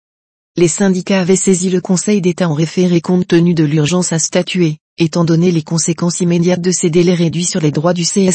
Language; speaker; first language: French; native; French